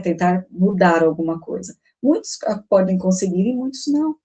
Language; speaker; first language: Portuguese; native; Portuguese